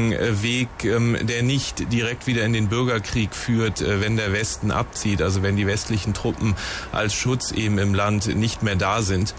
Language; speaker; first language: German; native; German